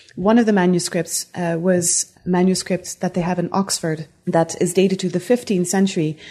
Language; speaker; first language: English; non-native, fluent; Dutch